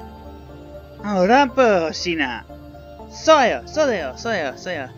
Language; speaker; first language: Japanese; non-native, learner; English